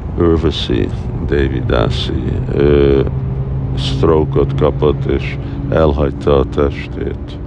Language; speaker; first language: Hungarian; early bilingual, heritage; Hungarian